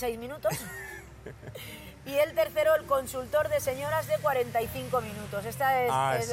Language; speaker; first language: Spanish; native; Spanish